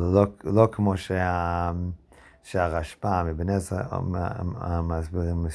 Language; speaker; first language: Hebrew; non-native, fluent; English